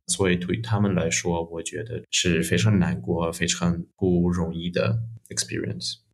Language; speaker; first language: Chinese; non-native, fluent; Russian